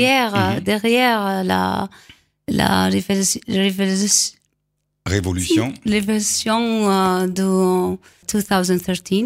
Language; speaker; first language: French; non-native, learner; Arabic